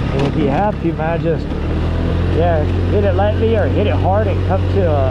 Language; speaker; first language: English; native; English